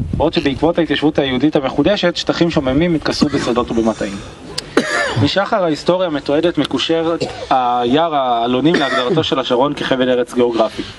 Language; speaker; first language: Hebrew; native; Hebrew